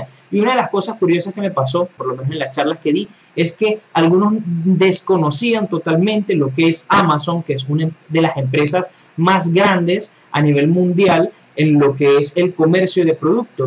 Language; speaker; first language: Spanish; native; Spanish